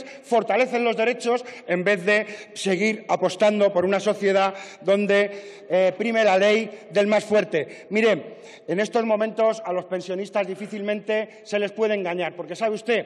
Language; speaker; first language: Spanish; native; Spanish